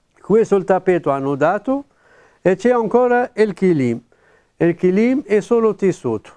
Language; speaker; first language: Italian; non-native, local second language; Arabic